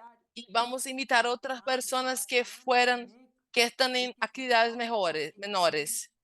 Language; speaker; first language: Spanish; non-native, fluent; Portuguese